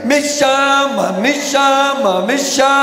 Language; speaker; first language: Italian; non-native, learner; Portuguese